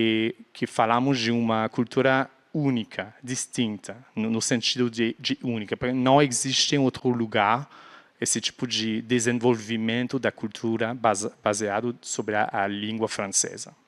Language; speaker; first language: Portuguese; non-native, fluent; French